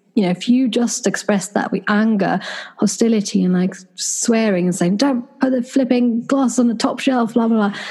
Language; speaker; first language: English; non-native, fluent; Swedish